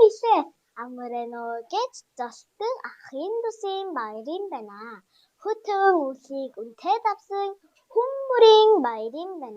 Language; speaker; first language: Mongolian; early bilingual, heritage; Mongolian